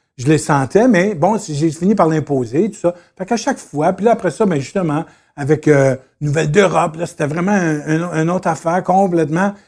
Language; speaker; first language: French; native; French